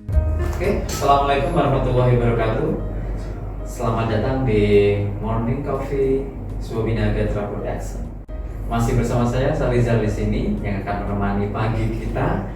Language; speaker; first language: Indonesian; non-native, local second language; Javanese